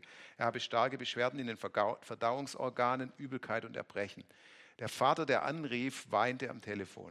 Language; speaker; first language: German; native; German